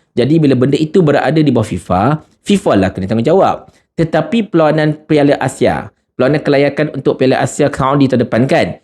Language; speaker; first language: Malay; native; Malay